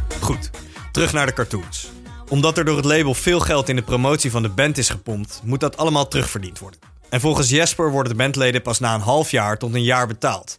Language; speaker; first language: Dutch; native; Dutch